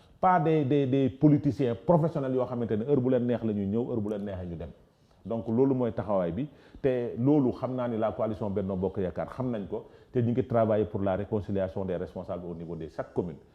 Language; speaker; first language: Wolof; native; Wolof